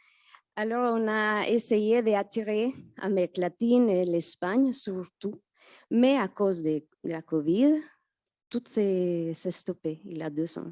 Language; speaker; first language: French; non-native, fluent; Spanish